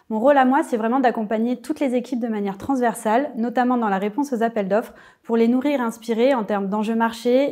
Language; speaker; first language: French; native; French